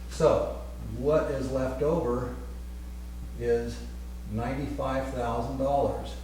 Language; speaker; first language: English; native; English